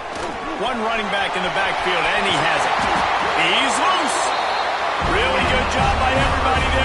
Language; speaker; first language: English; native; English